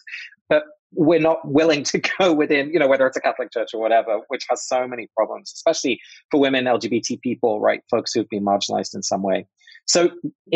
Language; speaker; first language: English; native; English